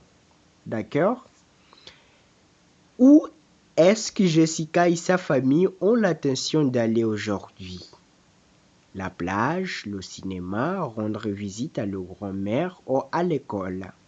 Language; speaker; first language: French; non-native, fluent; Portuguese